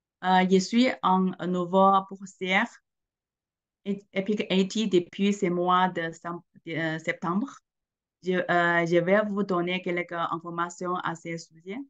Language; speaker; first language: French; non-native, learner; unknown